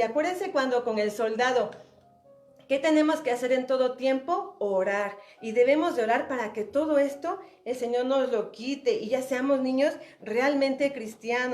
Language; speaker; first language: Spanish; native; Spanish